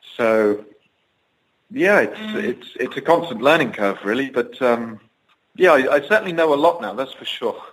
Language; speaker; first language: English; native; English